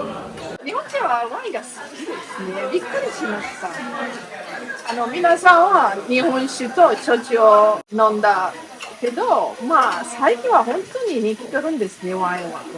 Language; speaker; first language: Japanese; non-native, learner; Italian